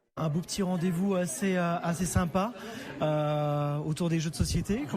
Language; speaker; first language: French; native; French